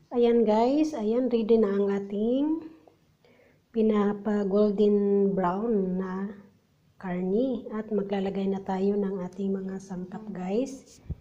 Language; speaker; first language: Filipino; non-native, local second language; Cebuano